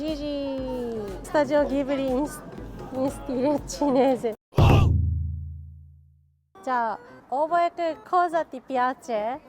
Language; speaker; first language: Italian; non-native, fluent; Japanese